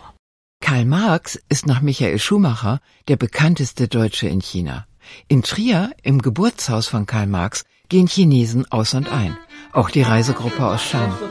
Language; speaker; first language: German; native; German